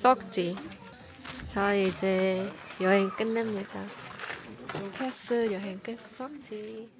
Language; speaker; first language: Korean; native; Korean